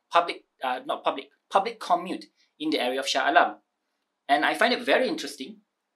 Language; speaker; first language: English; non-native, local second language; Malay